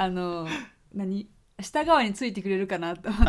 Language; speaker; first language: Japanese; native; Japanese